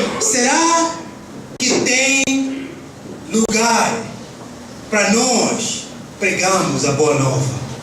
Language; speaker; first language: Portuguese; early bilingual, heritage; Portuguese